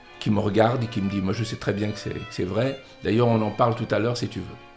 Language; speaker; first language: French; early bilingual, other home language; Catalan